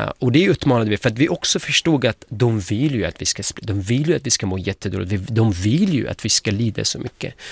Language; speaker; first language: Swedish; non-native, fluent; Arabic